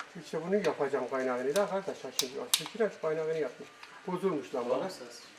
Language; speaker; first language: Turkish; native; Turkish